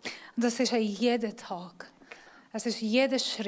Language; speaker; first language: German; non-native, fluent; Persian